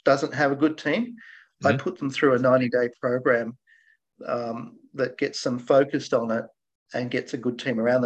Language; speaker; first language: English; native; English